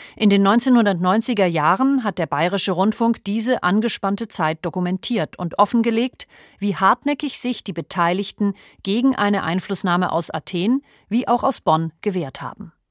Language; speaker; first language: German; native; German